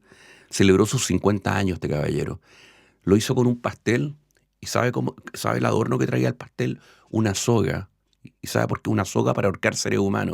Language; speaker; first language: Spanish; native; Spanish